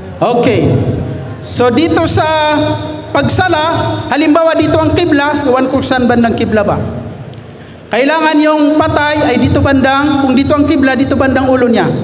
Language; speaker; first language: Filipino; non-native, local second language; Maguindanaon